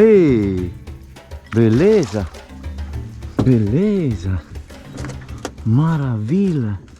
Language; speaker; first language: Portuguese; non-native, learner; French